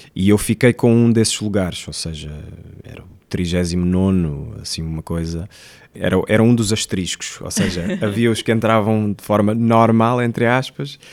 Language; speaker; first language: Portuguese; native; Portuguese